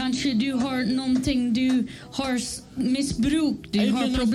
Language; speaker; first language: Swedish; non-native, fluent; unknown